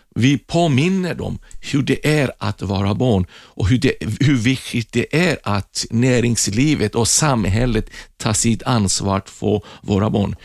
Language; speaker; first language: Swedish; non-native, fluent; Greek